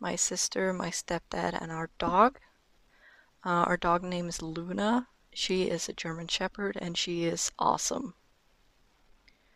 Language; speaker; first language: English; non-native, fluent; Norwegian